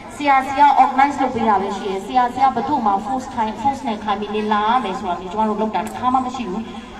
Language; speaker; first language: Burmese; non-native, local second language; Tedim Chin